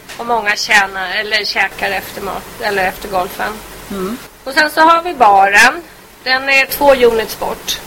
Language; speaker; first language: Swedish; native; Swedish